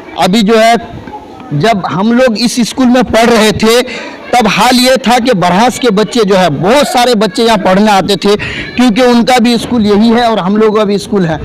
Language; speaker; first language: Hindi; non-native, local second language; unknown